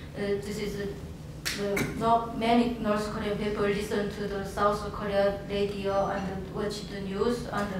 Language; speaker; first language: English; non-native, learner; Korean